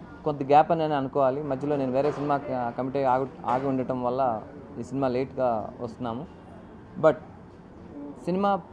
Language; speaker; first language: Telugu; native; Telugu